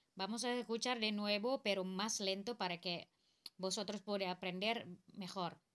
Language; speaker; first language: Spanish; non-native, learner; Indonesian